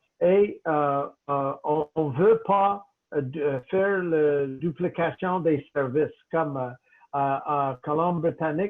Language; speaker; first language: French; non-native, local second language; English